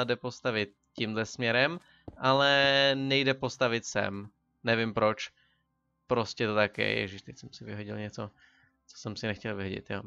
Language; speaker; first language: Czech; native; Czech